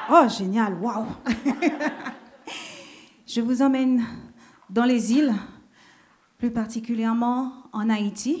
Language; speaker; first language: French; native; French